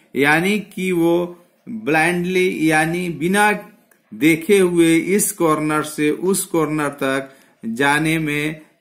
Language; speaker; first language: Hindi; native; Hindi